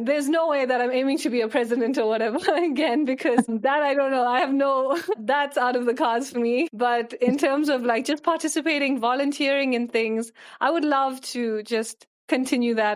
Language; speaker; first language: English; early bilingual, other home language; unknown